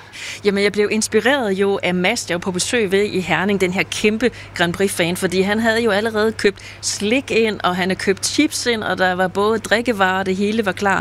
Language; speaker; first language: Danish; native; Danish